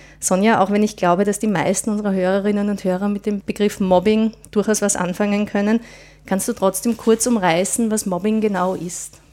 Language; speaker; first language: German; native; German